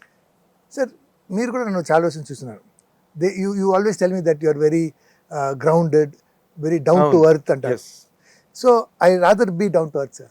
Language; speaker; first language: Telugu; non-native, local second language; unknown